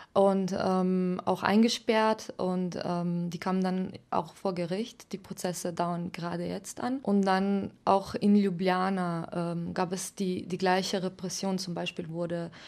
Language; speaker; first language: German; non-native, fluent; Slovenian